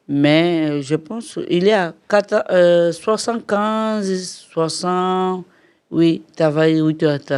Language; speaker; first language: French; non-native, learner; Portuguese